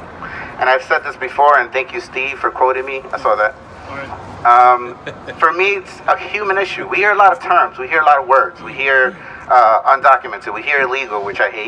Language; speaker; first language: English; early bilingual, other home language; Spanish